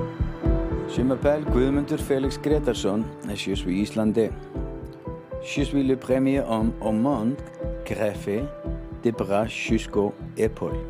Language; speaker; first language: French; non-native, learner; Icelandic